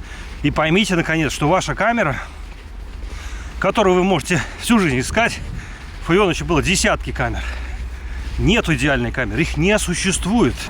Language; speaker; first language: Russian; native; Russian